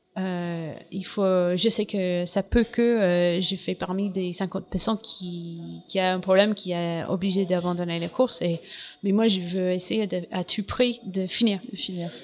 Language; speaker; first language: French; non-native, fluent; English